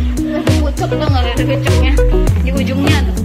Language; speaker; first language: Indonesian; native; Indonesian